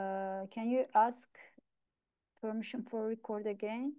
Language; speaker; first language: English; non-native, learner; Turkish